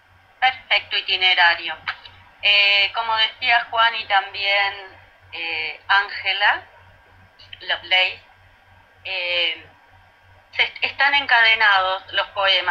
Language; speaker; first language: Spanish; native; Spanish